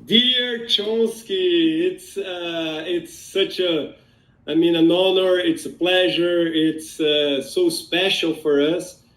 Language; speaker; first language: English; non-native, fluent; Portuguese